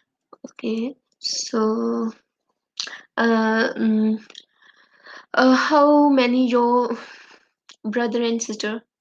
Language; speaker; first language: English; non-native, learner; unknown